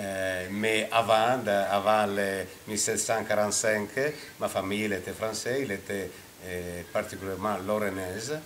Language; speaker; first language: French; non-native, fluent; Italian